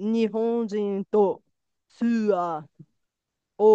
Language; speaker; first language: Japanese; non-native, learner; Bulgarian